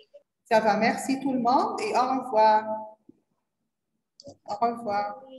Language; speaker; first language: French; non-native, learner; Arabic